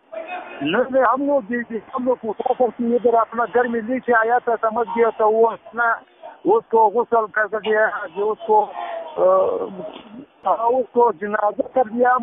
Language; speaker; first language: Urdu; non-native, fluent; Pashto